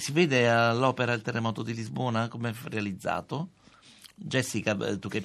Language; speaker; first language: Italian; native; Italian